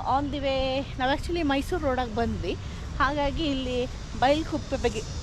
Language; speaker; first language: Kannada; native; Kannada